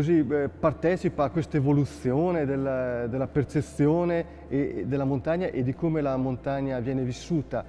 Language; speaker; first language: Italian; native; Italian